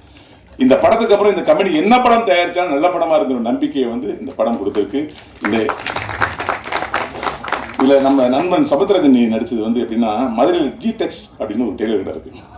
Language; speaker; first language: Tamil; native; Tamil